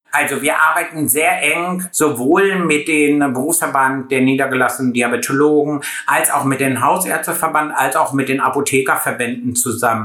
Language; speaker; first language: German; native; German